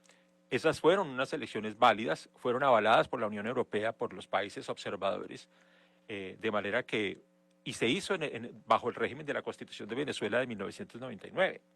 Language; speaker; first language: Spanish; native; Spanish